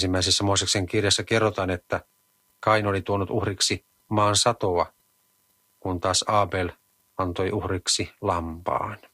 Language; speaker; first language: Finnish; native; Finnish